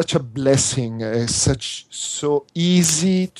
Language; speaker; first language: English; non-native, fluent; Italian